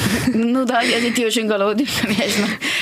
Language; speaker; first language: Russian; non-native, fluent; Italian